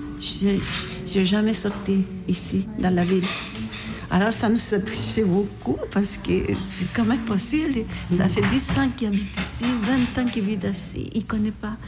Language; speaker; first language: French; non-native, fluent; Spanish